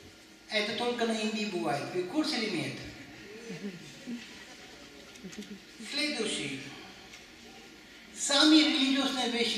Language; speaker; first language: Russian; non-native, learner; Hindi